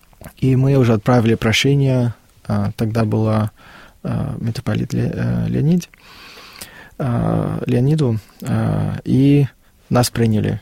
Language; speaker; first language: Russian; non-native, fluent; Afrikaans